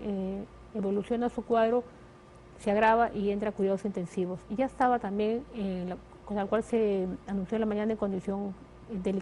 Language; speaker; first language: Spanish; native; Spanish